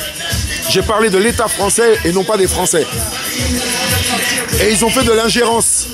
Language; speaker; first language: French; native; French